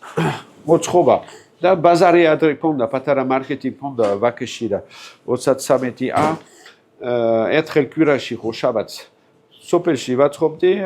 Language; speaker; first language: Georgian; non-native, learner; French